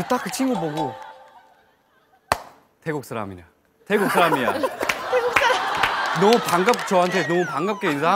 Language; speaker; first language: Korean; non-native, fluent; Thai